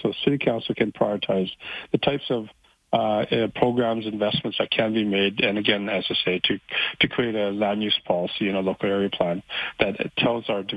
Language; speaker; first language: English; native; English